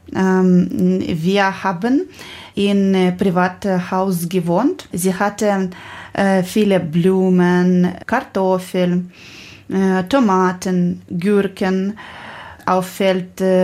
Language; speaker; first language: German; non-native, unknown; Ukrainian